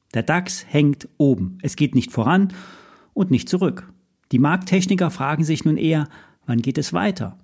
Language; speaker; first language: German; native; German